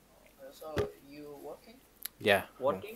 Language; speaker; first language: English; non-native, learner; Indonesian